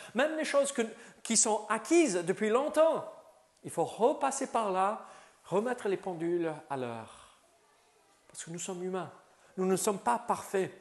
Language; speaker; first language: French; native; French